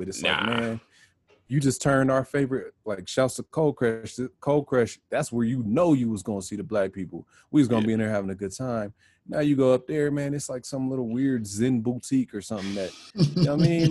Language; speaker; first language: English; native; English